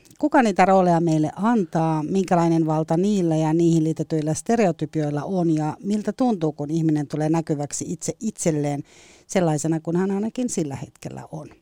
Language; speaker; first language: Finnish; native; Finnish